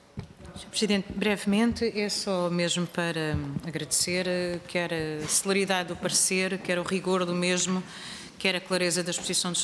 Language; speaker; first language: Portuguese; native; Portuguese